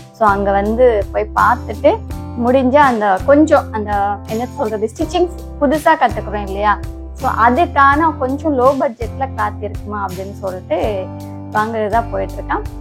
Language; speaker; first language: Tamil; non-native, local second language; Telugu